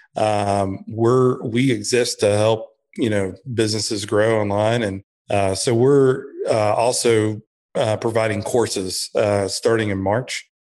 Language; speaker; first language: English; native; English